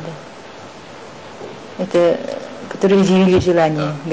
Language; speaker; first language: Russian; non-native, local second language; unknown